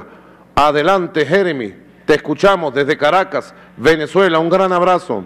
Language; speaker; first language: Spanish; native; Spanish